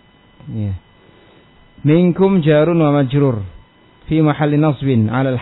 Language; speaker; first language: Arabic; non-native, fluent; Indonesian